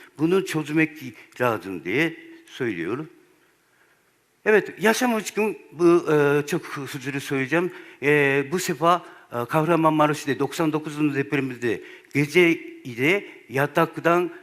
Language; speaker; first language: Turkish; non-native, learner; Japanese